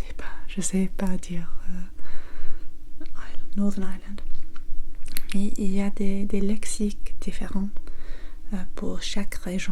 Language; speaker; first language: French; non-native, learner; English